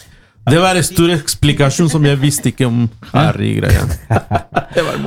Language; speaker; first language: Swedish; non-native, learner; Spanish